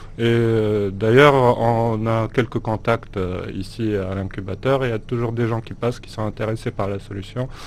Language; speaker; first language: French; non-native, local second language; Arabic